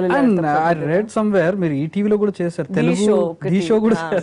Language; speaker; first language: Telugu; native; Telugu